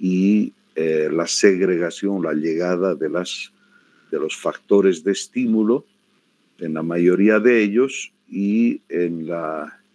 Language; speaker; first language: Spanish; native; Spanish